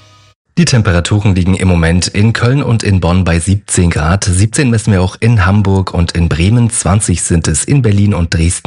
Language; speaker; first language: German; native; German